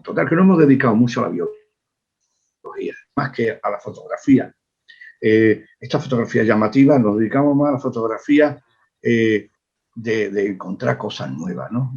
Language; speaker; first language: Spanish; native; Spanish